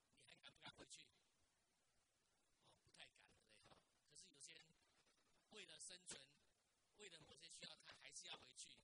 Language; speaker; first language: Chinese; native; Chinese